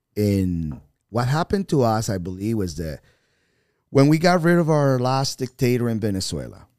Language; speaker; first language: English; non-native, fluent; Spanish